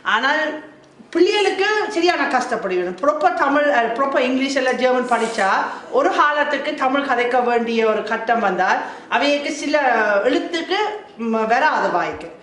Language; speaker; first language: Tamil; non-native, fluent; German